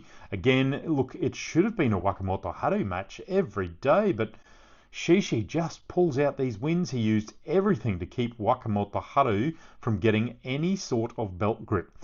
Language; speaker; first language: English; native; English